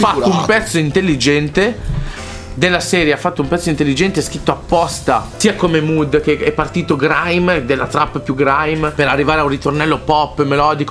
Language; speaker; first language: Italian; native; Italian